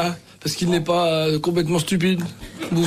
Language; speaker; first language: French; native; French